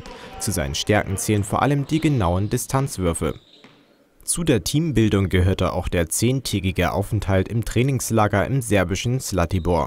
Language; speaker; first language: German; native; German